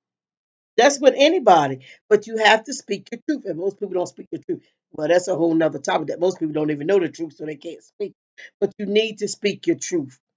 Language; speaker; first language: English; native; English